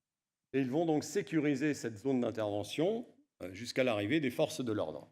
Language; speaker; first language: French; native; French